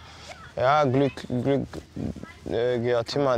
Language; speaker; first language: German; non-native, fluent; French